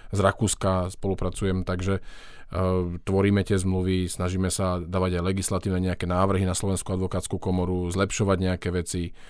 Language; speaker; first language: Slovak; native; Slovak